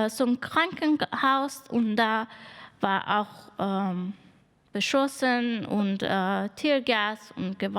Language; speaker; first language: German; non-native, fluent; Persian